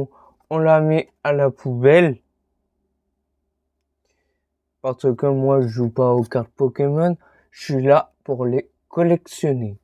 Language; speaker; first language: French; native; French